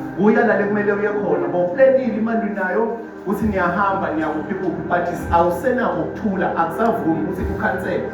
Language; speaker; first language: Zulu; non-native, local second language; Swati